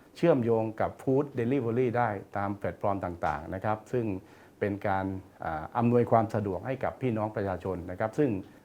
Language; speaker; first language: Thai; native; Thai